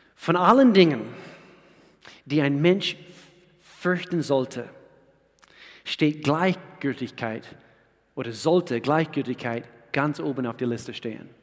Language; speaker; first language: German; non-native, fluent; English